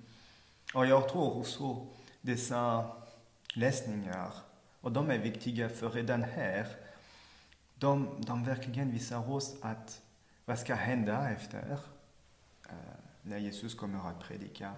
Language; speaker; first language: Swedish; non-native, fluent; French